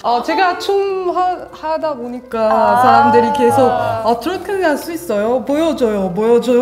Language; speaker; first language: Korean; non-native, learner; French